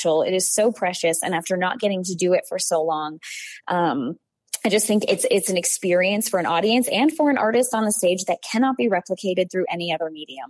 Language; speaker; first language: English; native; English